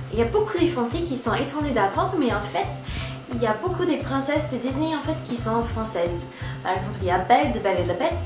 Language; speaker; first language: French; non-native, fluent; English